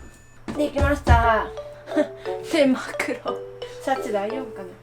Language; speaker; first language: Japanese; non-native, learner; Vietnamese